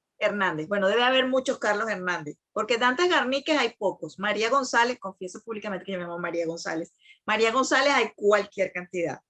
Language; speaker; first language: Spanish; native; Spanish